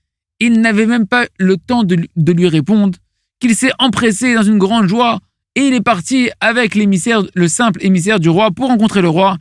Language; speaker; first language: French; native; French